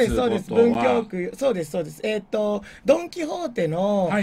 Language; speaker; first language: Japanese; native; Japanese